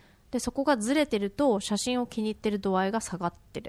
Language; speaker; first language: Japanese; native; Japanese